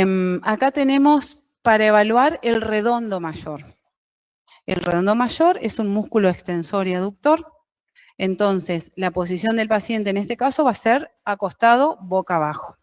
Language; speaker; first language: Spanish; native; Spanish